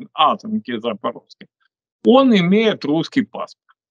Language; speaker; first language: Russian; non-native, local second language; Ukrainian